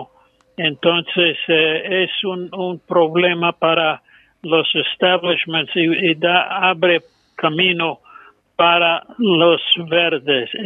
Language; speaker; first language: Spanish; non-native, fluent; English